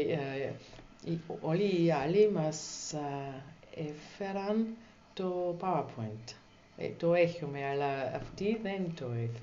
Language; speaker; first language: Greek; non-native, learner; German